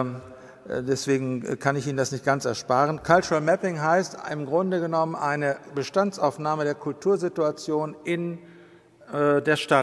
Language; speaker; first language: German; native; German